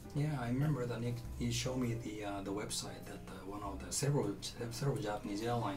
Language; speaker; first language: English; non-native, fluent; Japanese